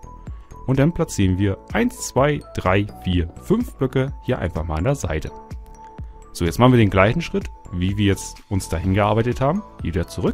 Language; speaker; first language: German; native; German